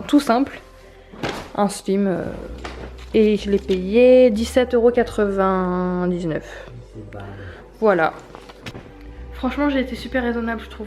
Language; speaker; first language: French; native; French